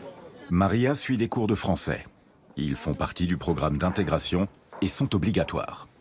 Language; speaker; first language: French; native; French